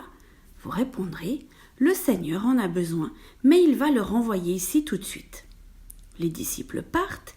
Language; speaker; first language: French; native; French